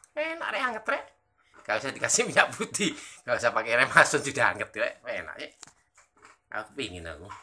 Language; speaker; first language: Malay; non-native, local second language; Javanese